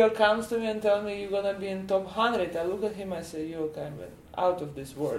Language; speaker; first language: English; non-native, fluent; Russian